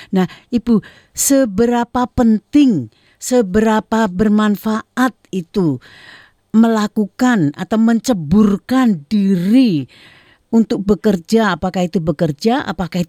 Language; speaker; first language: Indonesian; native; Indonesian